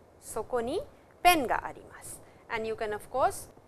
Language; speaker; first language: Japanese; non-native, fluent; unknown